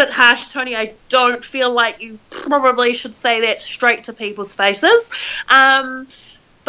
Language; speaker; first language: English; native; English